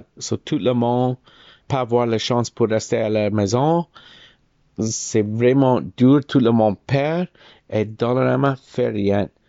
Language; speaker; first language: French; non-native, learner; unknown